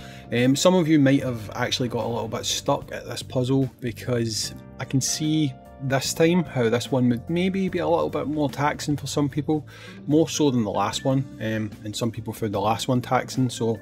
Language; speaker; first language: English; native; English